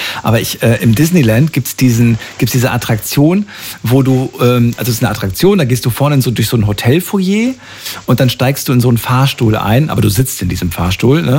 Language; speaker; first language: German; native; German